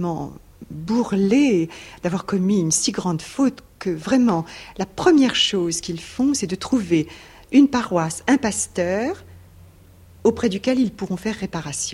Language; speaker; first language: French; native; French